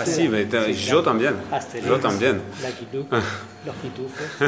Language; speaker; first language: Spanish; non-native, learner; French